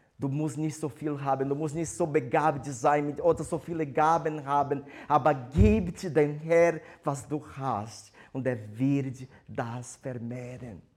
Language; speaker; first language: German; non-native, fluent; Portuguese